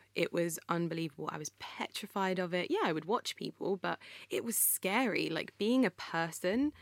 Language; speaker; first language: English; native; English